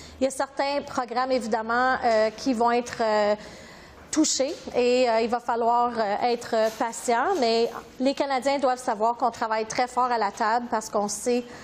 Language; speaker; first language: French; native; French